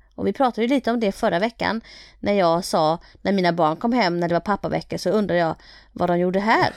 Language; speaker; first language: Swedish; early bilingual, other home language; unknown